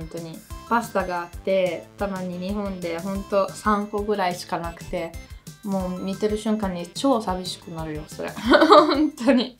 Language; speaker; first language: Japanese; non-native, fluent; Italian